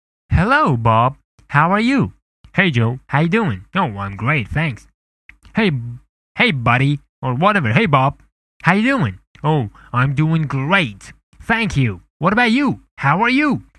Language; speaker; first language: English; non-native, fluent; Persian